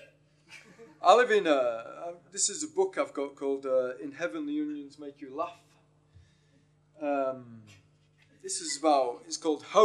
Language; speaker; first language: English; native; English